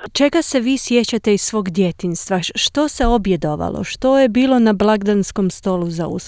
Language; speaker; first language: Croatian; native; Croatian